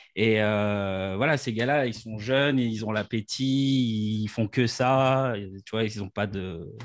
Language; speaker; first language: French; native; French